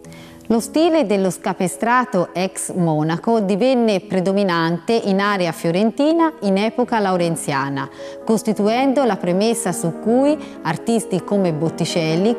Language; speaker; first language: Italian; native; Italian